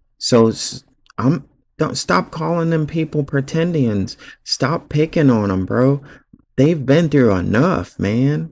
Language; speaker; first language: English; native; English